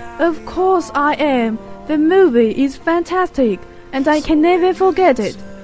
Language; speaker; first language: English; non-native, learner; Chinese